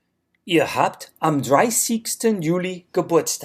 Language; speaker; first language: German; non-native, fluent; English